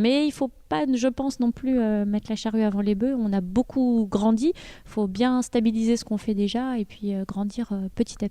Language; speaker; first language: French; native; French